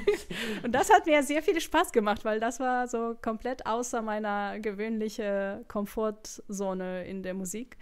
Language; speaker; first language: German; non-native, fluent; Russian